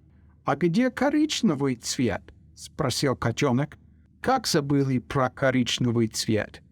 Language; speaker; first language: Russian; non-native, fluent; English